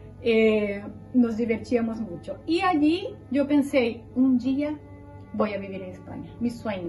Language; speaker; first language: Spanish; non-native, fluent; Portuguese